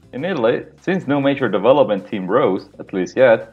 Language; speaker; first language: English; non-native, fluent; Italian